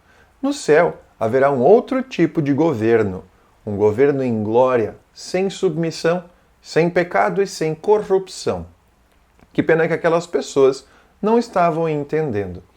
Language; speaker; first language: Portuguese; native; Portuguese